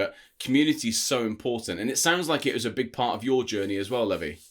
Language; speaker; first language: English; native; English